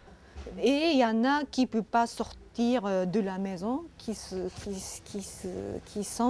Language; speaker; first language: French; non-native, fluent; Japanese